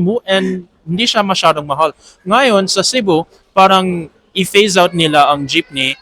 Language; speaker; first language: Filipino; non-native, fluent; English